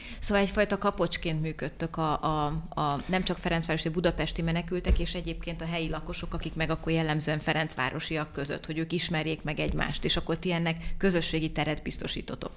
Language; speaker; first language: Hungarian; native; Hungarian